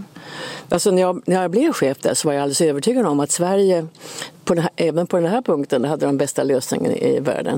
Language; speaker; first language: Swedish; native; Swedish